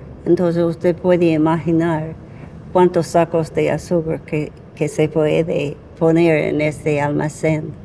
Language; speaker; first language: Spanish; non-native, fluent; English